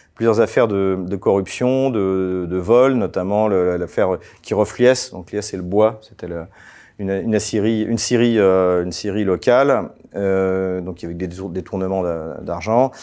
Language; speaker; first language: French; native; French